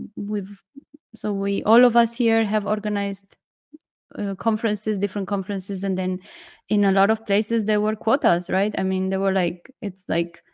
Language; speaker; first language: English; non-native, fluent; Romanian